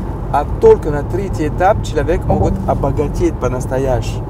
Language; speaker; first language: Russian; non-native, fluent; French